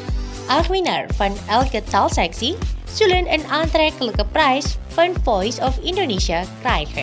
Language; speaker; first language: Dutch; non-native, fluent; Indonesian